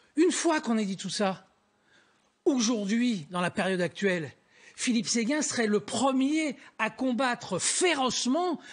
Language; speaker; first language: French; native; French